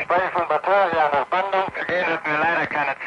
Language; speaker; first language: German; native; German